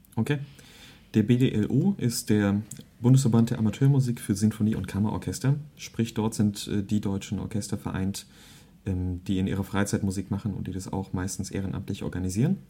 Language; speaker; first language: German; early bilingual, other home language; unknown